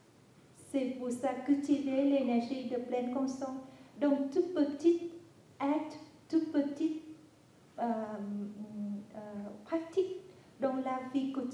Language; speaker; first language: French; non-native, fluent; Vietnamese